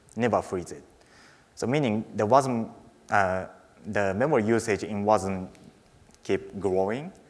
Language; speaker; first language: English; non-native, fluent; Japanese